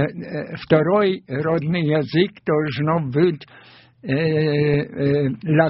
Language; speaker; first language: Russian; non-native, fluent; German